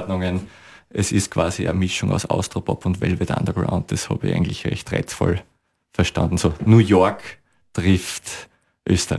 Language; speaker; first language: German; native; German